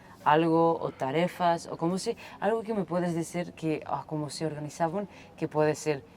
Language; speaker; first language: Spanish; non-native, fluent; Portuguese